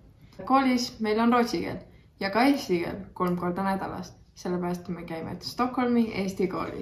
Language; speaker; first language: Estonian; early bilingual, heritage; Estonian